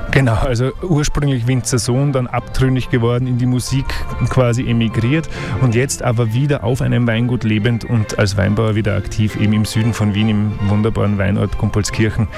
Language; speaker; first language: German; native; German